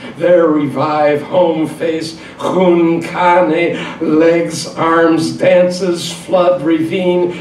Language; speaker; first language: English; native; English